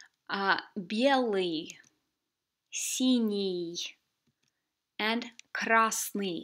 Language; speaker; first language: Russian; non-native, fluent; English